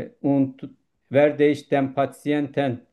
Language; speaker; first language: German; non-native, learner; Turkish